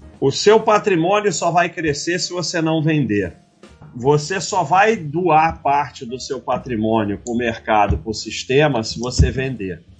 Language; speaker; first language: Portuguese; native; Portuguese